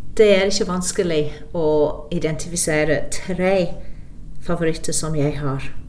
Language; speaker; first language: Norwegian; non-native, fluent; English